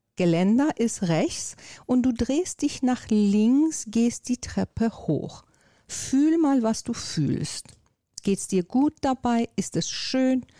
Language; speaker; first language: German; non-native, fluent; Persian